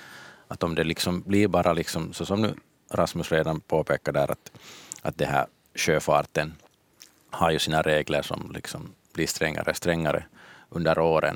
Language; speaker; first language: Swedish; native; Swedish